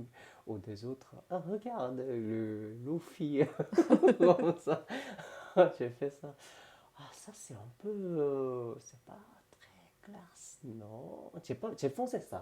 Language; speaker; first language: French; non-native, learner; Korean